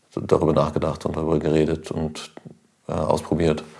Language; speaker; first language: German; native; German